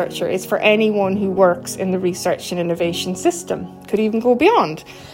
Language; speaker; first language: English; native; English